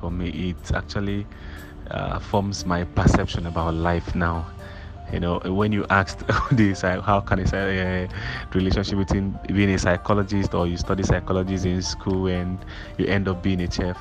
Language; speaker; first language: English; non-native, local second language; Igbo